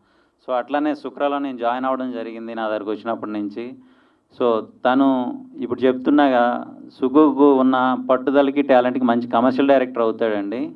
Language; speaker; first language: Telugu; native; Telugu